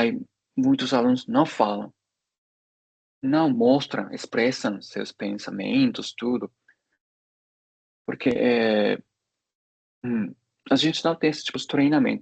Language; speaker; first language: Portuguese; non-native, fluent; Japanese